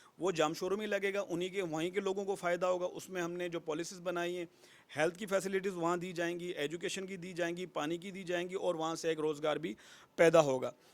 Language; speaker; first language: Urdu; non-native, local second language; Sindhi